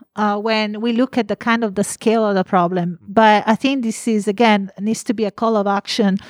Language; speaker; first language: English; non-native, fluent; Italian